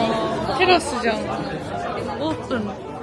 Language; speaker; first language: Korean; non-native, fluent; Japanese